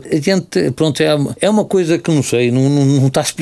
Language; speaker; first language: Portuguese; early bilingual, heritage; Portuguese